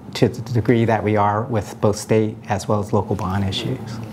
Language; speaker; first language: English; native; English